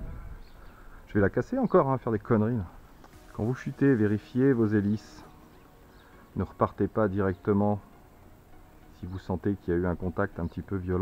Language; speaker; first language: French; native; French